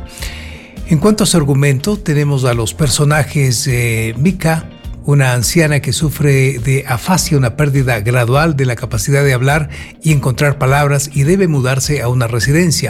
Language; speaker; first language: Spanish; native; Spanish